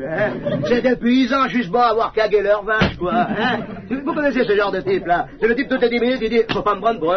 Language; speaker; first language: French; native; French